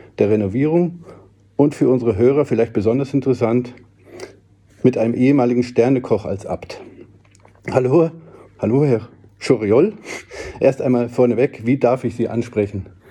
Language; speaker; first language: German; native; German